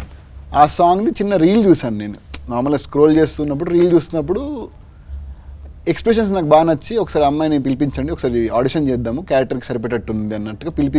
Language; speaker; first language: Telugu; native; Telugu